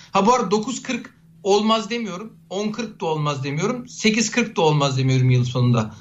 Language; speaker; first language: Turkish; native; Turkish